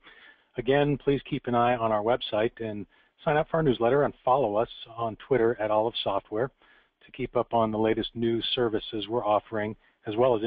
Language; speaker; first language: English; native; English